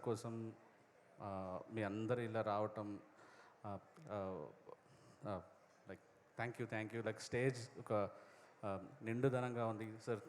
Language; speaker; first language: Telugu; native; Telugu